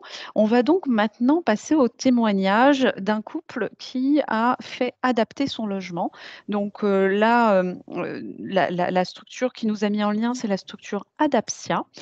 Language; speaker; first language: French; native; French